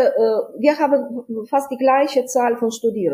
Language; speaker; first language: German; non-native, fluent; Ukrainian